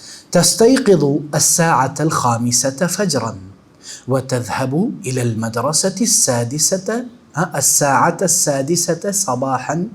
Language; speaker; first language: Arabic; non-native, fluent; Urdu